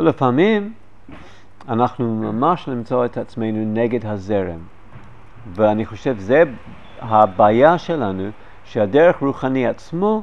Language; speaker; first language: Hebrew; non-native, fluent; English